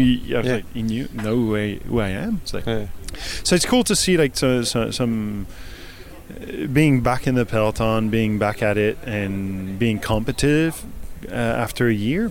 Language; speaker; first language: English; native; English